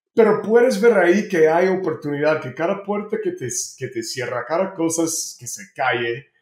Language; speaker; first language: Spanish; non-native, fluent; English